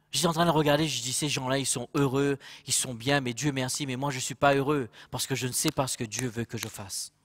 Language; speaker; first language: French; non-native, local second language; Morisyen